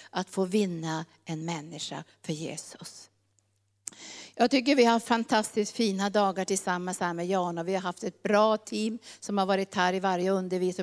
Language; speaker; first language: Swedish; native; Swedish